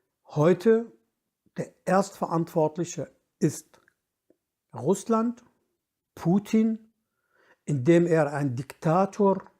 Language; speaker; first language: German; non-native, fluent; Kurdish